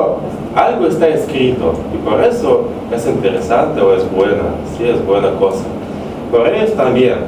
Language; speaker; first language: Spanish; non-native, fluent; Russian